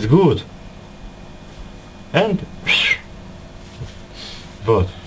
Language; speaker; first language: English; non-native, learner; Russian